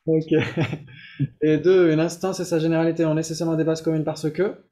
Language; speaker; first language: French; native; French